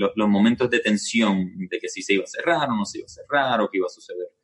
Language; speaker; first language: Spanish; native; Spanish